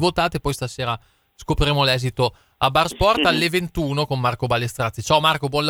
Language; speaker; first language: Italian; native; Italian